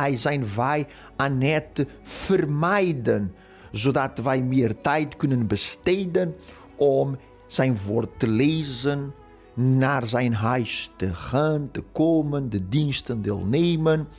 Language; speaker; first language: Dutch; non-native, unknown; Portuguese